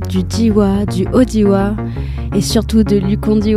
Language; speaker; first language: French; native; French